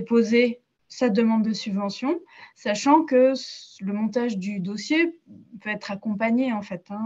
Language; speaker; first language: French; native; French